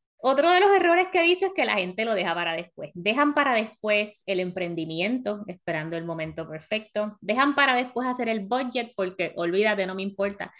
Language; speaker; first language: Spanish; early bilingual, heritage; Spanish